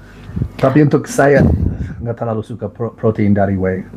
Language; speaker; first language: Indonesian; non-native, learner; English